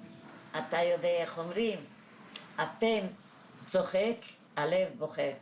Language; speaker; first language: Hebrew; non-native, fluent; Hungarian